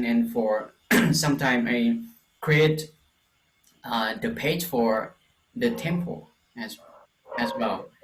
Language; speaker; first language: English; non-native, fluent; Lao